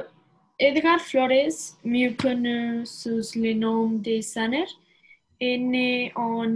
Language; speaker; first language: French; non-native, learner; Spanish